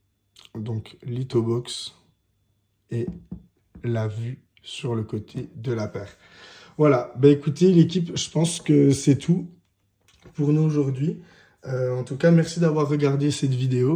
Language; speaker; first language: French; native; French